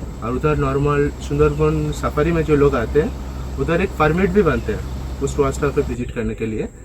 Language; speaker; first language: Hindi; non-native, local second language; Bangla